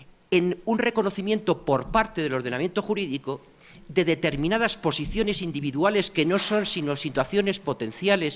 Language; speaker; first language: Spanish; native; Spanish